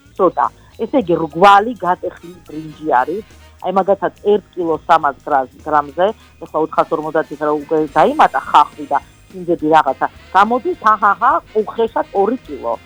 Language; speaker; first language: Georgian; non-native, local second language; Armenian